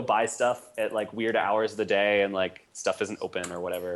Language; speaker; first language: English; native; English